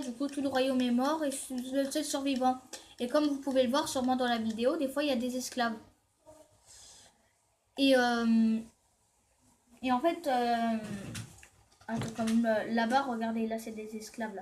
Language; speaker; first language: French; native; French